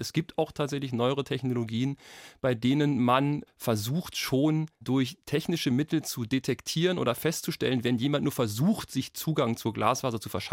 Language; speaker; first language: German; native; German